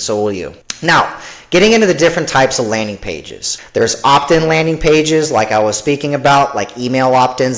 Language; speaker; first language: English; native; English